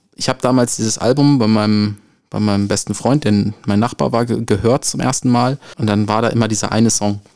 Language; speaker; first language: German; native; German